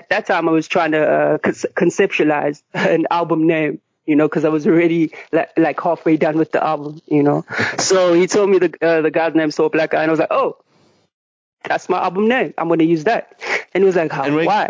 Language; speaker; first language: English; non-native, local second language; Zulu